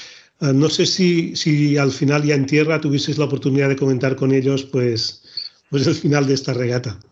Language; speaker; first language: Spanish; native; Spanish